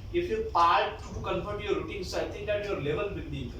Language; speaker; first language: English; non-native, local second language; Marathi